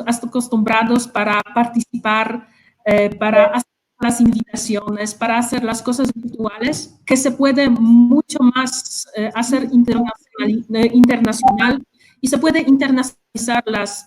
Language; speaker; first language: Spanish; non-native, fluent; Polish